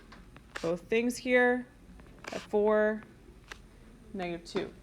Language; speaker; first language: English; native; English